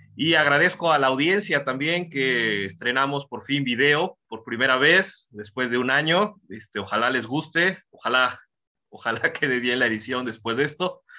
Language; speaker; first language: Spanish; native; Spanish